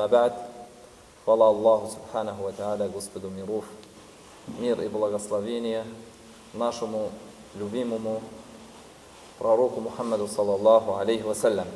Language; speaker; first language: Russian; non-native, fluent; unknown